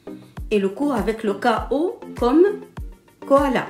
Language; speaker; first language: French; non-native, local second language; Arabic